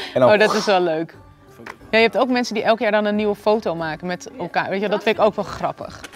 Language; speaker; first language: Dutch; native; Dutch